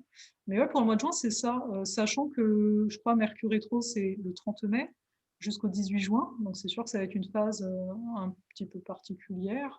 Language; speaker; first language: French; native; French